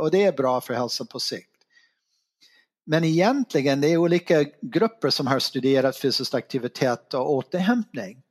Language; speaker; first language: Swedish; non-native, fluent; English